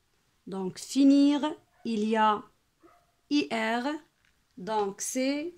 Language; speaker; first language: French; non-native, local second language; Arabic